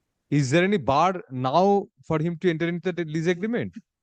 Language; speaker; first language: English; non-native, local second language; Bangla